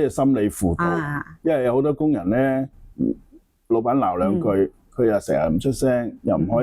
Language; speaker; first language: Cantonese; native; Cantonese